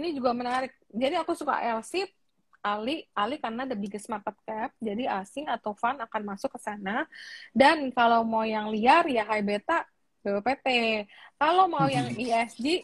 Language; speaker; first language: Indonesian; native; Indonesian